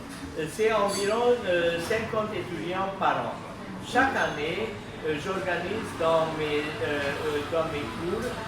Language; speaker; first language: French; non-native, learner; Hungarian